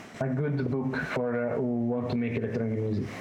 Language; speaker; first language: English; non-native, learner; Italian